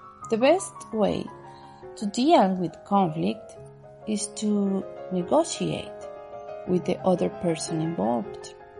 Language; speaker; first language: English; non-native, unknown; Spanish